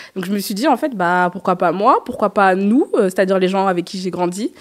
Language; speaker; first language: French; native; French